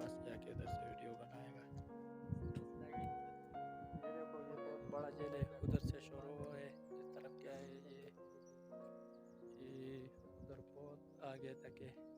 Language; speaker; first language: Hindi; non-native, local second language; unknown